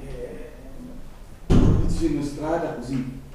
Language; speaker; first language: Italian; non-native, learner; Filipino